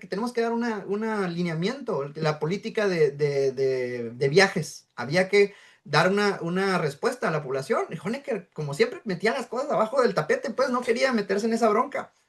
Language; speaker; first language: Spanish; native; Spanish